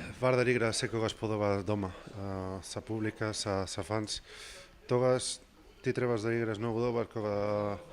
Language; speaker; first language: Macedonian; non-native, learner; Spanish